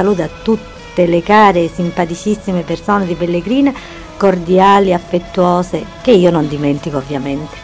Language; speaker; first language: Italian; native; Italian